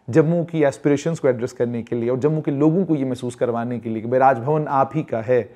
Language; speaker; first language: Hindi; non-native, local second language; Kashmiri